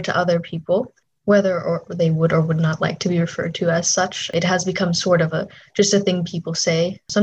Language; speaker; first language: English; native; English